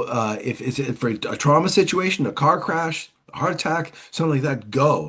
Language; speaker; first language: English; native; English